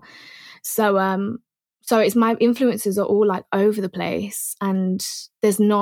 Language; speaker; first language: English; native; English